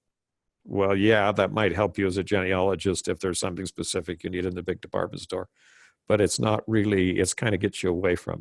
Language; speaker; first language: English; native; English